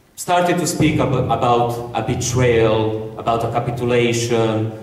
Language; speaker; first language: English; non-native, fluent; Croatian